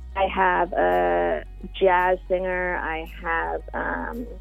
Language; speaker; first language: English; native; English